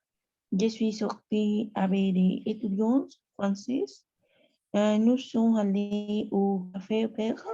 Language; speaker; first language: French; non-native, learner; Spanish